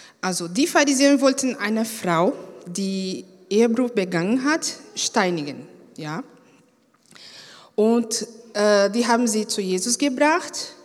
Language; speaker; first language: German; non-native, fluent; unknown